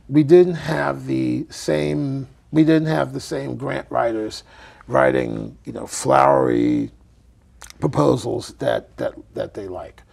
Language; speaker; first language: English; native; English